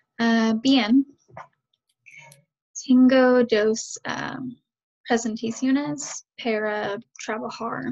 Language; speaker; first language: Spanish; non-native, learner; English